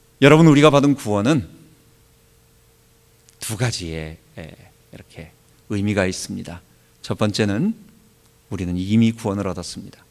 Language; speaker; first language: Korean; native; Korean